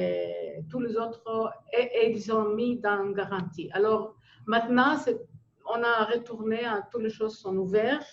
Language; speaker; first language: French; non-native, fluent; Greek